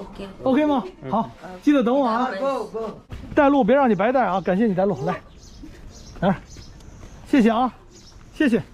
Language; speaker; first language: Chinese; native; Chinese